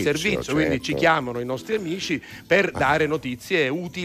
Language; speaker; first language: Italian; native; Italian